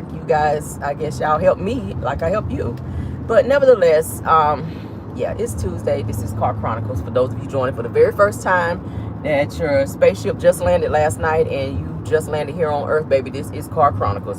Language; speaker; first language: English; native; English